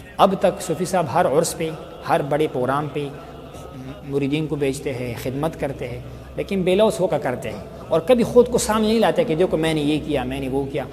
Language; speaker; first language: Urdu; non-native, local second language; Pashto